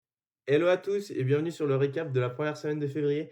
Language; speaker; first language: French; native; French